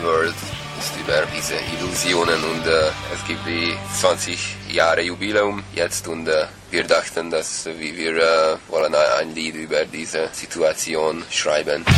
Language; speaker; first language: German; non-native, learner; Hungarian